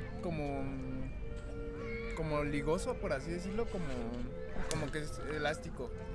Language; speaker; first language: Spanish; native; Spanish